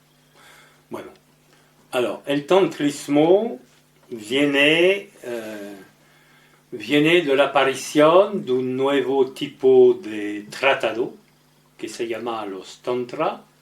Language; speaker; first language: Spanish; non-native, learner; French